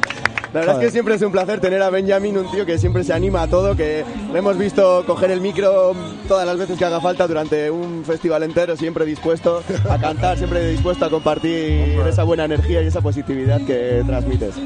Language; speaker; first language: Spanish; native; Spanish